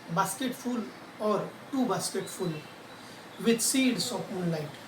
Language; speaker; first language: English; non-native, local second language; Marathi